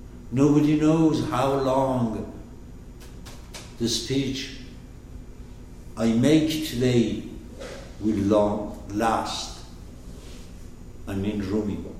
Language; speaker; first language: English; non-native, fluent; Persian